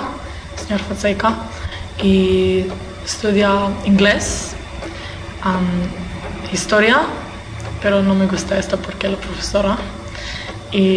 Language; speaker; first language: Spanish; early bilingual, heritage; English